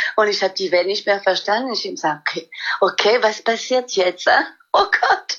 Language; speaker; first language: German; non-native, fluent; French